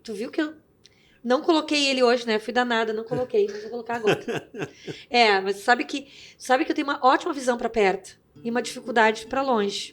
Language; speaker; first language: Portuguese; native; Portuguese